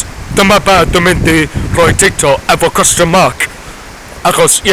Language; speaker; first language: Welsh; non-native, learner; English